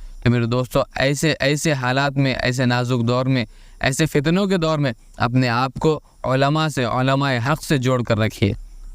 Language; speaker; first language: Urdu; native; Urdu